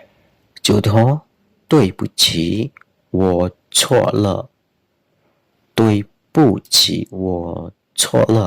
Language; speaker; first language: Chinese; non-native, fluent; Khmer